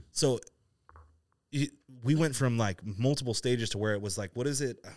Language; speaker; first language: English; native; English